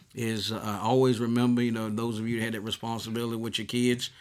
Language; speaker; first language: English; native; English